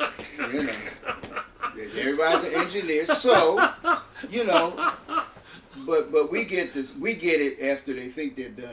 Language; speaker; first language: English; native; English